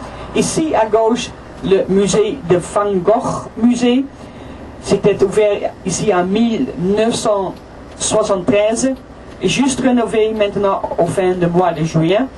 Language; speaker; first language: French; non-native, fluent; Dutch